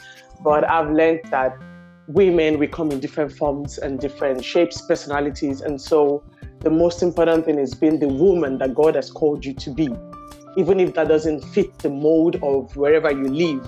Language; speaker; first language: English; non-native, local second language; Yoruba